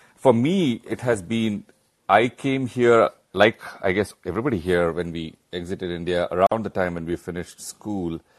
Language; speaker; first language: English; non-native, local second language; Hindi